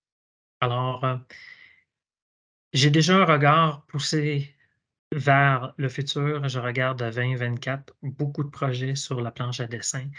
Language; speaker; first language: French; native; French